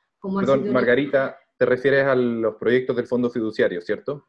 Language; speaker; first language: Spanish; native; Spanish